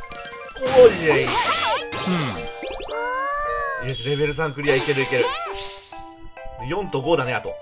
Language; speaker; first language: Japanese; native; Japanese